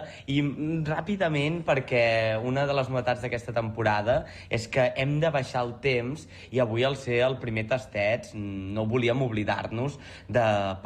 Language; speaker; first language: Catalan; native; Catalan